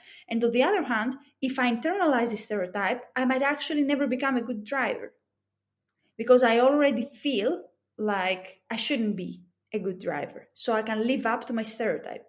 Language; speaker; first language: English; non-native, fluent; Greek